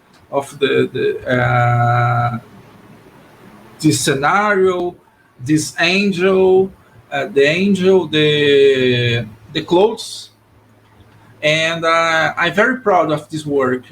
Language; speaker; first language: English; non-native, learner; Portuguese